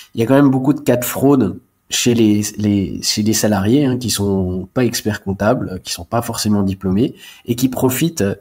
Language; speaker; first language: French; native; French